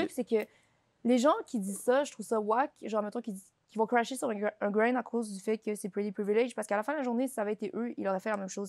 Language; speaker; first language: French; native; French